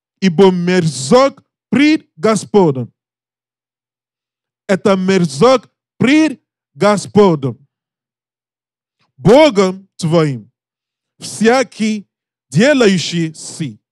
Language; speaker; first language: Russian; non-native, learner; English